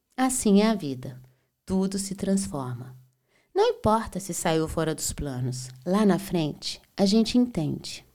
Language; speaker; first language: Portuguese; native; Portuguese